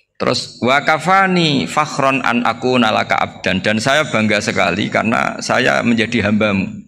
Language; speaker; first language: Indonesian; non-native, local second language; Javanese